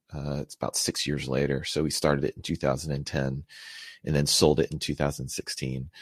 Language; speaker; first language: English; native; English